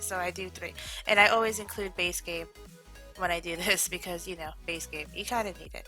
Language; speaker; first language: English; native; English